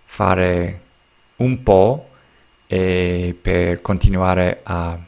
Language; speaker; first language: Italian; non-native, learner; English